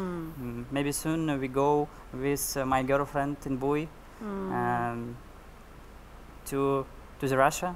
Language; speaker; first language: English; non-native, learner; Russian